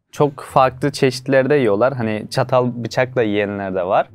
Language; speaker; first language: Turkish; non-native, fluent; Uzbek